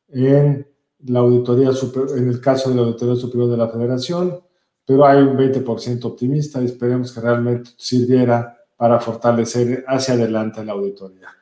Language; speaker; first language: Spanish; native; Spanish